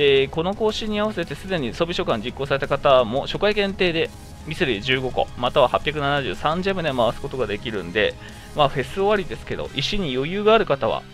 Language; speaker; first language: Japanese; native; Japanese